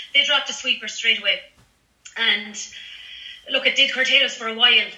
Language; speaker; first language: English; native; English